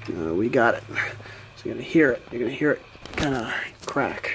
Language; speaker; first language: English; native; English